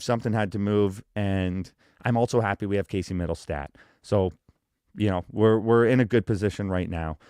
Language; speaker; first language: English; native; English